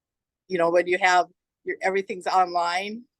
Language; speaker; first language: English; native; English